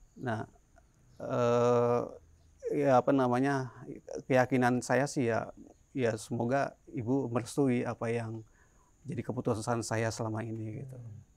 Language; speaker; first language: Indonesian; native; Indonesian